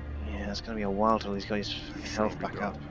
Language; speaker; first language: English; native; English